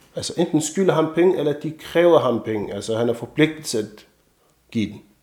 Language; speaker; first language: Danish; non-native, fluent; Arabic